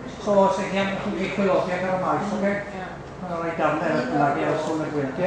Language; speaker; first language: Welsh; native; Welsh